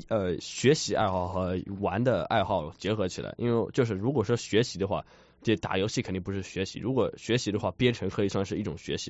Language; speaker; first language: Chinese; early bilingual, heritage; Chinese